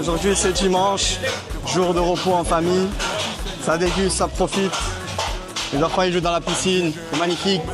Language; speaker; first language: French; native; French